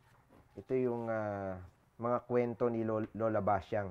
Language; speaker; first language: Filipino; native; Filipino